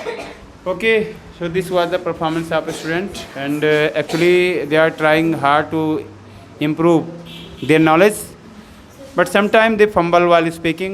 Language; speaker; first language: English; non-native, fluent; Hindi